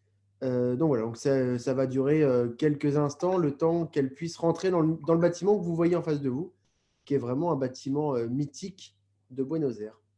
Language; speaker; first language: French; native; French